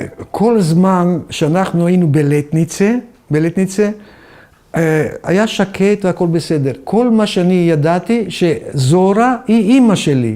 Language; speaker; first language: Hebrew; early bilingual, other home language; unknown